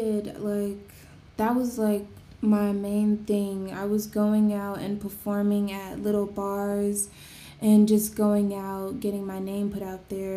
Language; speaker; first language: English; native; English